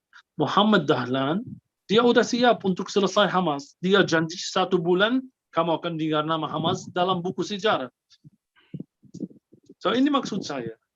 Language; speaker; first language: Indonesian; non-native, fluent; Arabic